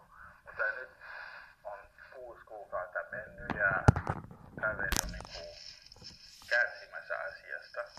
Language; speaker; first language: Finnish; non-native, fluent; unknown